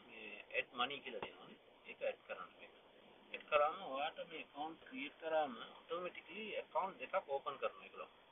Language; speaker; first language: Sinhala; non-native, local second language; Tamil